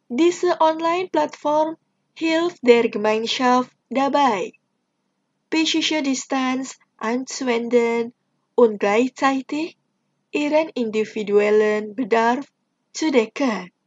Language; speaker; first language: German; non-native, fluent; Indonesian